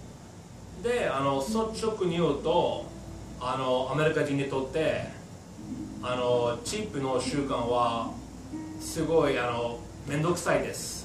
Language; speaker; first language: Japanese; non-native, fluent; English